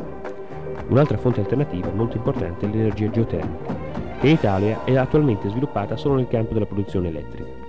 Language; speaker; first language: Italian; native; Italian